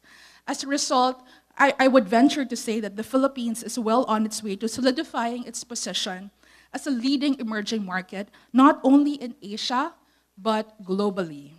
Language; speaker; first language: English; non-native, local second language; Filipino